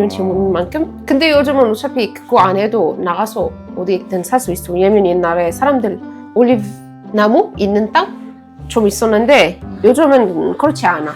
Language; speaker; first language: Korean; non-native, fluent; Arabic